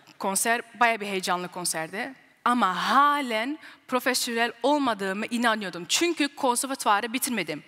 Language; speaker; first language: Turkish; early bilingual, heritage; Turkish